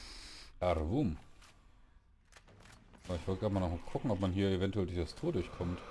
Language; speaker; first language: German; native; German